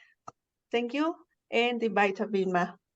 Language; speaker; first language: English; non-native, learner; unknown